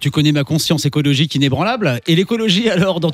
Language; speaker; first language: French; native; French